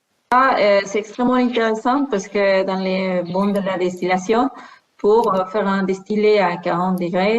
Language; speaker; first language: French; non-native, fluent; Spanish